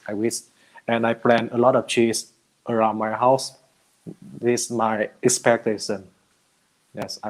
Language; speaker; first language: English; non-native, learner; Vietnamese